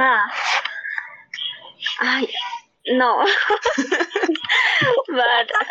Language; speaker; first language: English; non-native, learner; Spanish